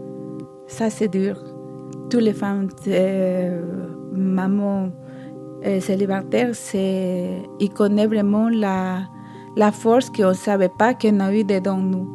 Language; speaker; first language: French; non-native, fluent; Spanish